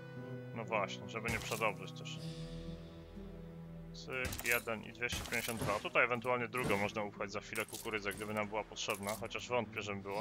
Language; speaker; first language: Polish; native; Polish